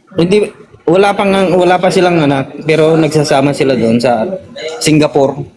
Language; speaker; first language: Filipino; non-native, local second language; Iloko